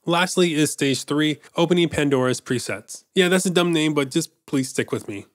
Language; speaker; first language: English; native; English